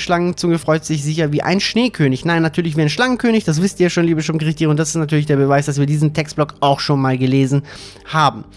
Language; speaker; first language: German; native; German